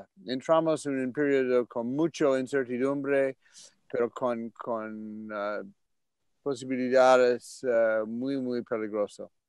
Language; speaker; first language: Spanish; non-native, fluent; English